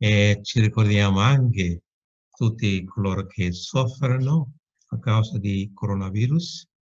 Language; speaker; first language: Italian; non-native, fluent; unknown